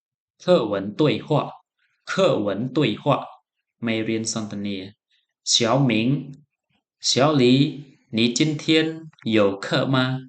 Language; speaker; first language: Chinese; non-native, fluent; Khmer